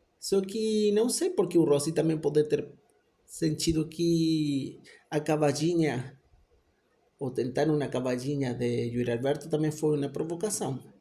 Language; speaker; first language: Portuguese; non-native, fluent; Spanish